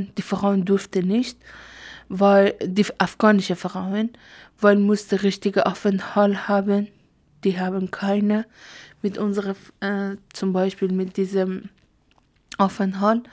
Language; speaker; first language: German; non-native, learner; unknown